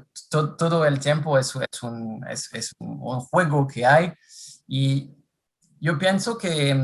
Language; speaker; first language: Spanish; non-native, fluent; French